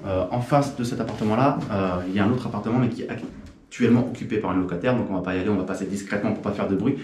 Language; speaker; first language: French; native; French